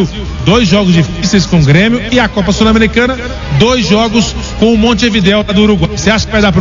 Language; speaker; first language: Portuguese; native; Portuguese